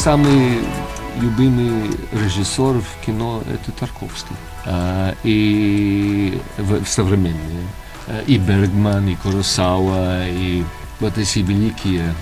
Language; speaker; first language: Russian; early bilingual, heritage; Russian